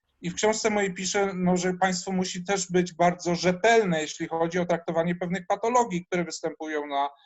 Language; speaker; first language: Polish; native; Polish